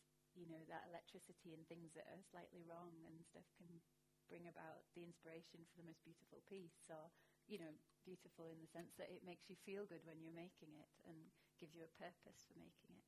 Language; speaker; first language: English; native; English